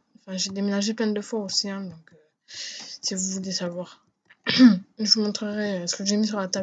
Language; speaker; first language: French; native; French